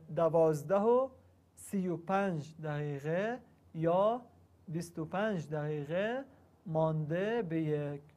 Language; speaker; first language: Persian; non-native, learner; Arabic